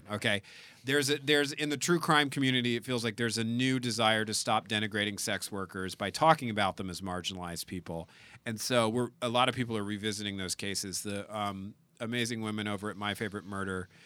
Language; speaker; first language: English; native; English